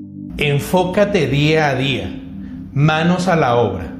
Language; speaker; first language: Spanish; native; Spanish